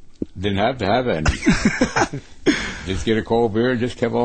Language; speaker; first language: English; native; English